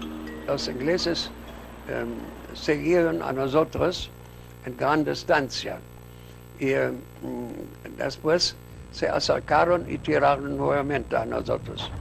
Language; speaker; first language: Spanish; non-native, fluent; German